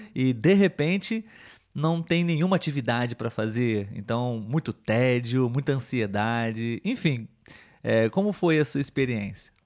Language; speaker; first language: Portuguese; native; Portuguese